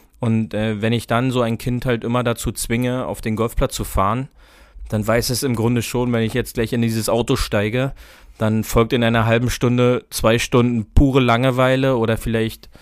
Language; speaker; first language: German; native; German